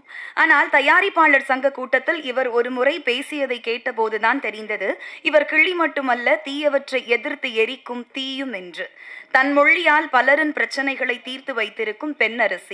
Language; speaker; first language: Tamil; native; Tamil